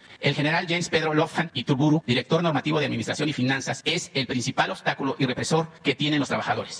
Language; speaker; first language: Spanish; native; Spanish